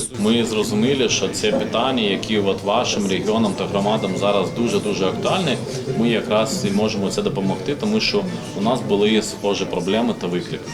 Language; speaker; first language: Ukrainian; non-native, learner; Lithuanian